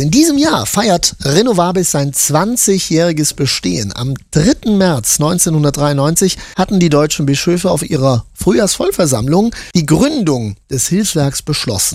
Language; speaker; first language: German; native; German